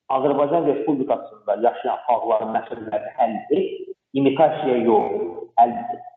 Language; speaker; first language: Azerbaijani; non-native, local second language; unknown